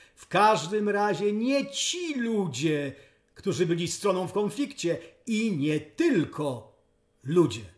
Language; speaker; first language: Polish; native; Polish